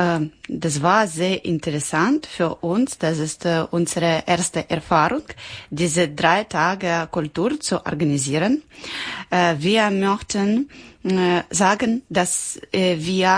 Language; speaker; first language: German; non-native, learner; Ukrainian